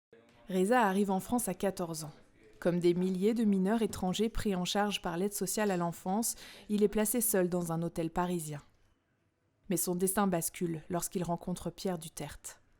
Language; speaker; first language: French; native; French